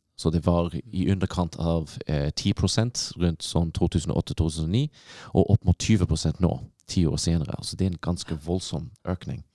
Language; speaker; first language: Norwegian; non-native, fluent; English